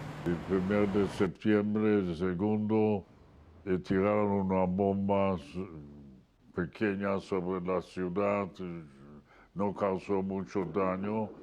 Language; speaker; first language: Spanish; non-native, fluent; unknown